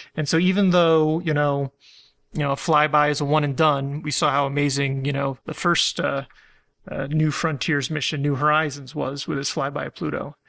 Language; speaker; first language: English; native; English